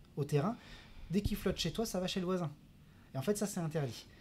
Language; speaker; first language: French; native; French